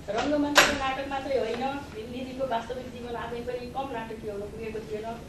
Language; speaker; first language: Nepali; native; Nepali